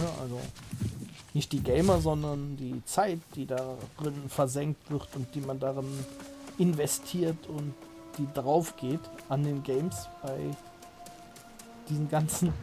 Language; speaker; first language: German; native; German